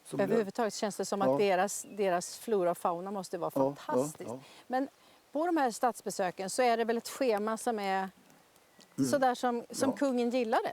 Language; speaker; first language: Swedish; native; Swedish